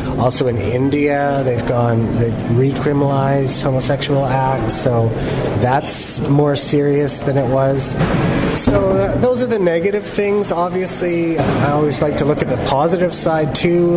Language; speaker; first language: English; native; English